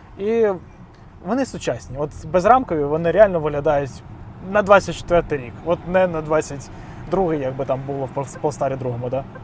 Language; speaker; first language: Ukrainian; non-native, local second language; Russian